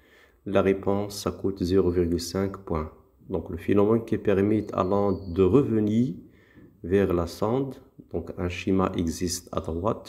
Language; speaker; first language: French; non-native, local second language; Arabic